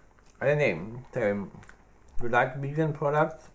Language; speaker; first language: English; non-native, learner; German